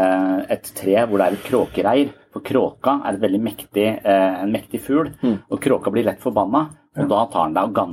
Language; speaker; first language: Norwegian; native; Norwegian